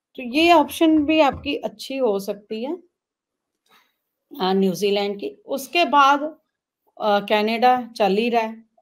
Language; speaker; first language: Hindi; non-native, local second language; Punjabi